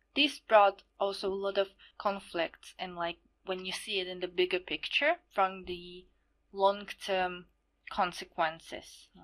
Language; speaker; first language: English; non-native, fluent; Slovak